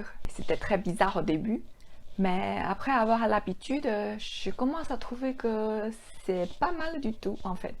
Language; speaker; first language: French; non-native, fluent; Chinese